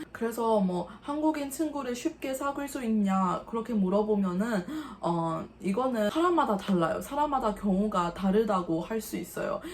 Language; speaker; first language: Korean; non-native, fluent; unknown